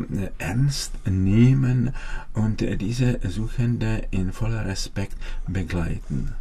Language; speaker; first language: German; non-native, fluent; Czech